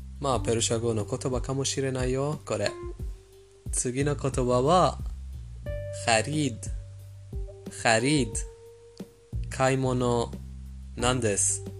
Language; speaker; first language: Japanese; non-native, fluent; Persian